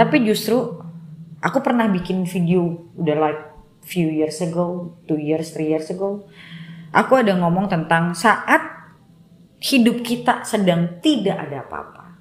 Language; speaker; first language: Indonesian; native; Indonesian